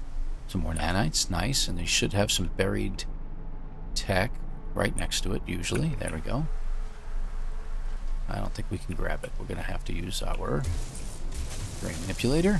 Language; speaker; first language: English; native; English